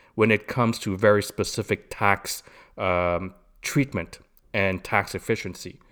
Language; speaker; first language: English; native; English